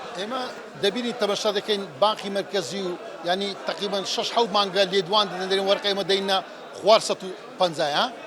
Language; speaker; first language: Central Kurdish; native; Central Kurdish